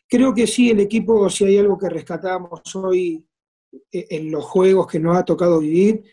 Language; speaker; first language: Spanish; native; Spanish